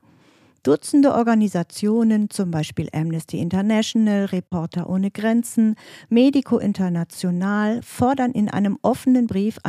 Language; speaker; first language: German; native; German